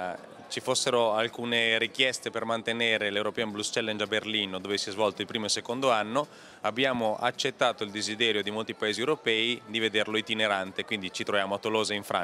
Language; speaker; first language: Italian; native; Italian